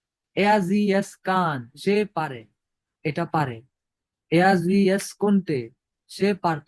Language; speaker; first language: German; non-native, fluent; Bangla